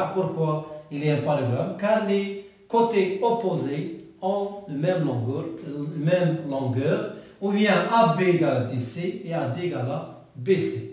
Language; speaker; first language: French; non-native, local second language; Arabic